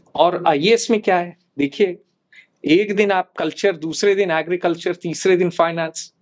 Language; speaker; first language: Hindi; native; Hindi